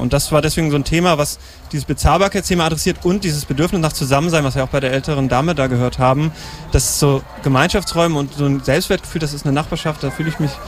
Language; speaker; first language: German; native; German